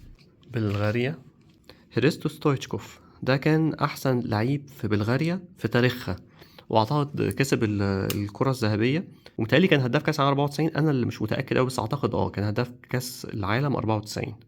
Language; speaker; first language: Arabic; native; Arabic